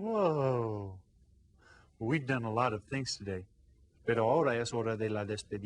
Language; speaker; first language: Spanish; non-native, fluent; English